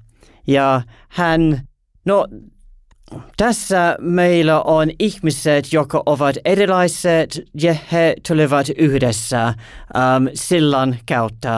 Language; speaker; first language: Finnish; non-native, learner; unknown